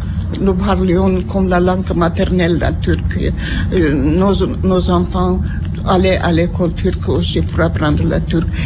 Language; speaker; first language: French; non-native, learner; Armenian